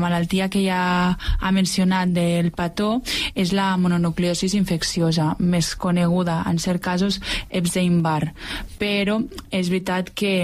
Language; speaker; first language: Catalan; native; Catalan